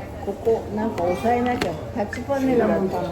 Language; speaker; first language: Japanese; native; Japanese